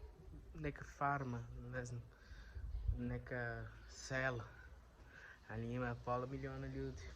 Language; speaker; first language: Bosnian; non-native, learner; Portuguese